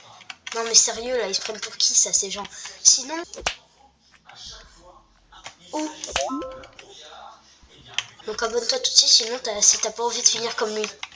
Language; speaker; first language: French; native; French